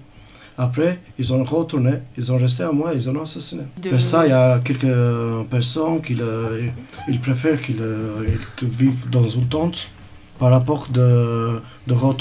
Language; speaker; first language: French; non-native, learner; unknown